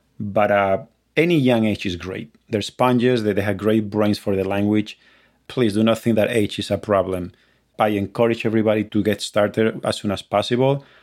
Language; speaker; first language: English; non-native, fluent; Spanish